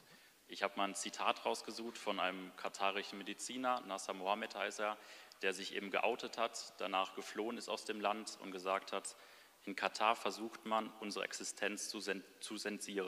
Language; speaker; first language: German; native; German